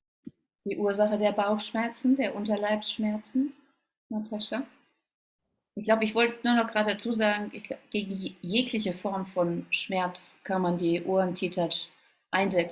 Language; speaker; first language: German; native; German